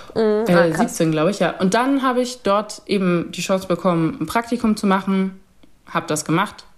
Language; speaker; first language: German; native; German